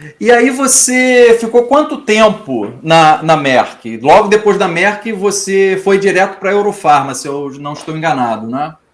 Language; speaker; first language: Portuguese; native; Portuguese